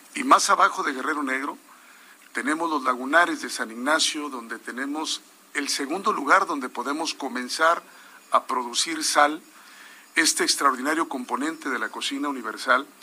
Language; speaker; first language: Spanish; native; Spanish